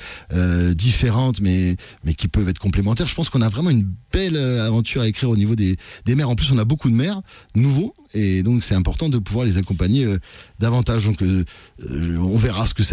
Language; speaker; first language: French; native; French